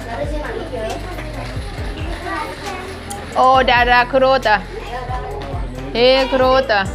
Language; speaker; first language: Dutch; non-native, learner; Thai